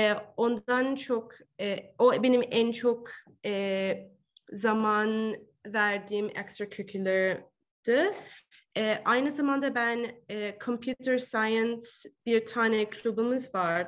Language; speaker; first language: Turkish; early bilingual, heritage; Turkish